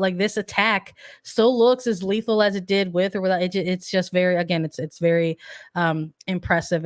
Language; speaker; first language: English; native; English